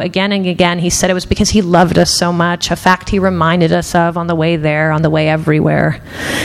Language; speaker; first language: English; early bilingual, other home language; Persian